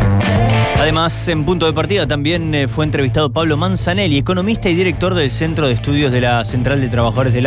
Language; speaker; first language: Spanish; native; Spanish